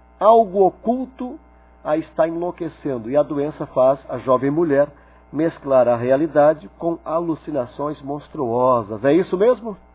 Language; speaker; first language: Portuguese; native; Portuguese